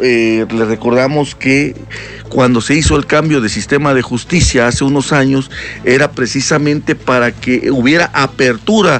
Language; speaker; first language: Spanish; native; Spanish